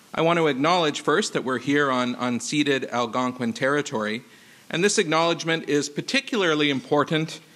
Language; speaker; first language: English; native; English